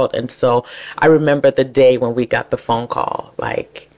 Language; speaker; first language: English; native; English